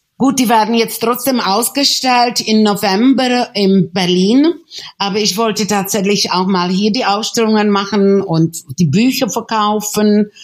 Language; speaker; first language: German; non-native, fluent; Czech